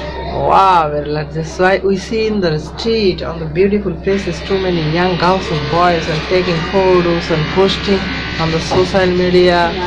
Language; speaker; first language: English; non-native, local second language; Bangla